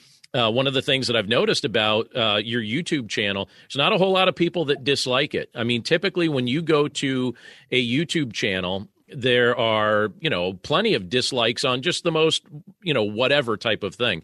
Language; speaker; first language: English; native; English